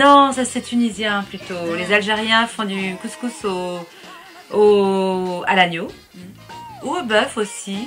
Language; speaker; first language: French; early bilingual, other home language; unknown